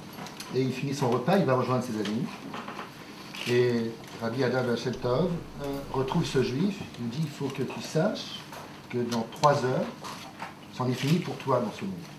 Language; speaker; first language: French; native; French